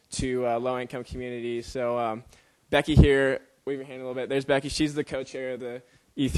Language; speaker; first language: English; native; English